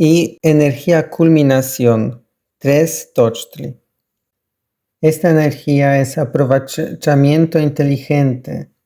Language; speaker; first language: Spanish; non-native, learner; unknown